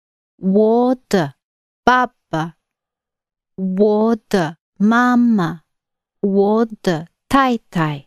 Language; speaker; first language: Chinese; non-native, learner; English